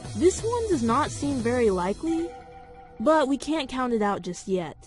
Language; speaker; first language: English; native; English